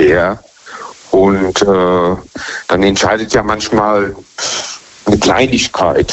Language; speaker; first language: German; native; German